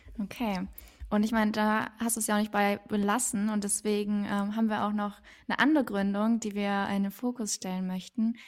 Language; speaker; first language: German; native; German